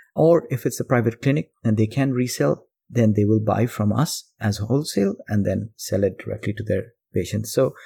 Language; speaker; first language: English; non-native, local second language; Bangla